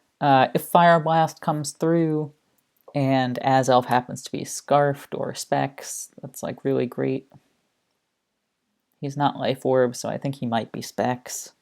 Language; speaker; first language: English; native; English